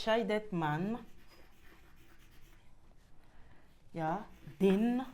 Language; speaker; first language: German; non-native, fluent; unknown